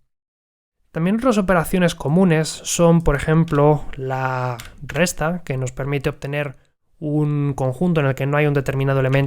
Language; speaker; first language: Spanish; native; Spanish